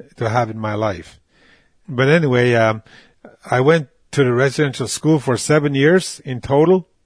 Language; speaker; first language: English; non-native, fluent; Cree